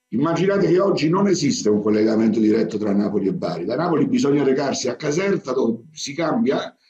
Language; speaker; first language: Italian; native; Italian